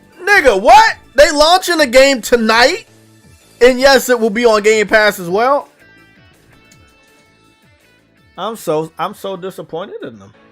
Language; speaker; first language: English; native; English